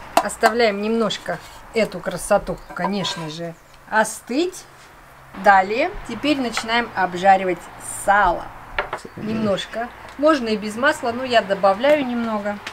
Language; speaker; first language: Russian; non-native, local second language; Armenian